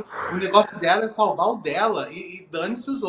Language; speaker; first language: Portuguese; native; Portuguese